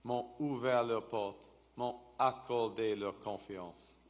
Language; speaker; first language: French; non-native, local second language; English